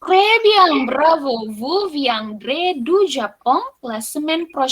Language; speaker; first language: French; non-native, fluent; Indonesian